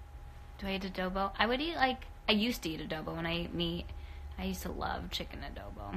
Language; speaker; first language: English; native; English